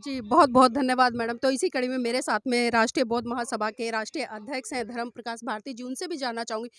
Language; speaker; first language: Hindi; native; Hindi